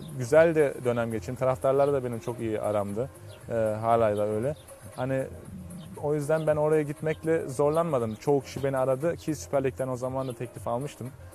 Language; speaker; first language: Turkish; early bilingual, heritage; Turkish